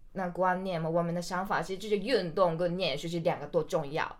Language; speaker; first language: Chinese; non-native, learner; Japanese